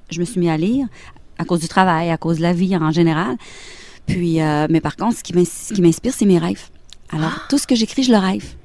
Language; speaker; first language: French; native; French